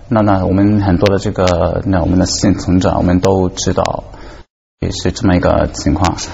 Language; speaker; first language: Chinese; non-native, fluent; Japanese